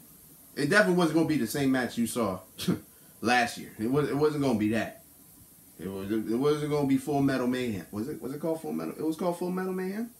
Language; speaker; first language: English; native; English